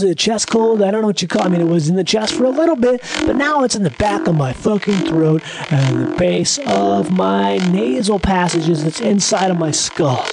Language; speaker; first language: English; native; English